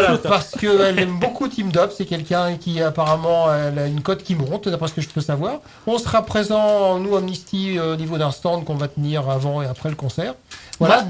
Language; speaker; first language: French; native; French